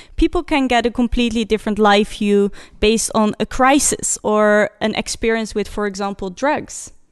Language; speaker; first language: English; non-native, fluent; Dutch